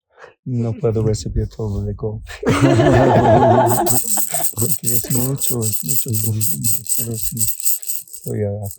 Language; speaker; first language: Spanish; non-native, learner; Portuguese